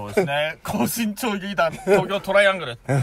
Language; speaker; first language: Japanese; native; Japanese